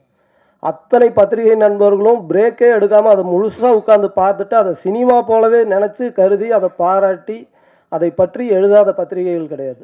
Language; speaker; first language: Tamil; native; Tamil